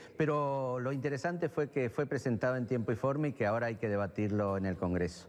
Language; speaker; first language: Spanish; native; Spanish